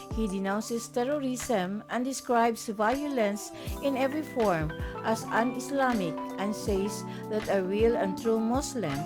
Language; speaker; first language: English; non-native, local second language; Filipino